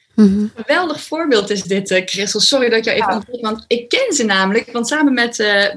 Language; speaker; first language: Dutch; native; Dutch